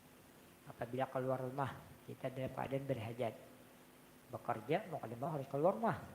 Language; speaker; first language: Indonesian; non-native, local second language; Banjar